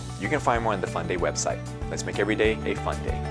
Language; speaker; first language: English; native; English